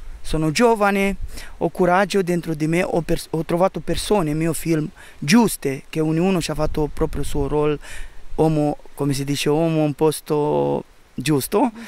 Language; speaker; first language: Italian; non-native, fluent; Romanian